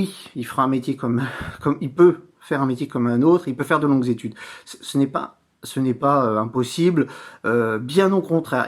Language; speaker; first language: French; native; French